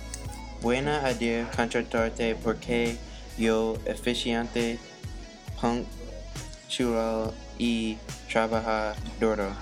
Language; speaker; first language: Spanish; non-native, learner; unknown